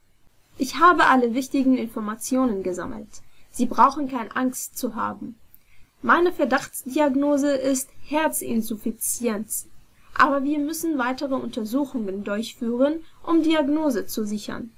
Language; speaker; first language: German; non-native, fluent; Arabic